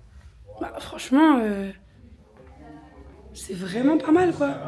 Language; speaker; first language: French; native; French